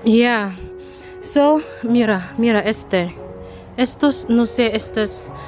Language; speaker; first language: Spanish; non-native, learner; Filipino